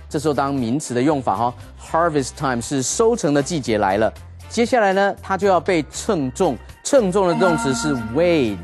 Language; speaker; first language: Chinese; native; Chinese